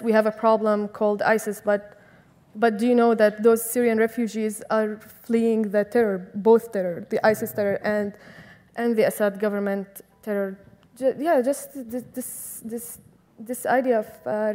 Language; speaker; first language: English; non-native, fluent; Arabic